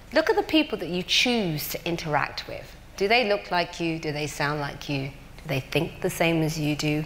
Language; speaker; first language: English; native; English